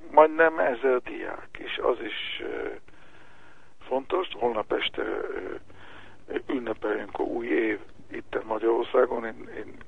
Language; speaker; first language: Hungarian; early bilingual, heritage; Hebrew